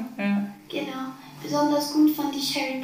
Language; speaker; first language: German; early bilingual, other home language; Arabic